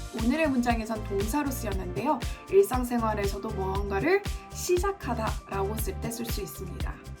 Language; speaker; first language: Korean; native; Korean